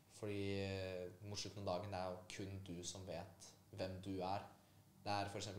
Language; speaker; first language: Norwegian; early bilingual, other home language; Polish